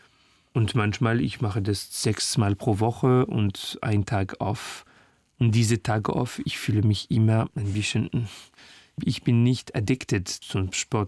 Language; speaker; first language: German; non-native, fluent; French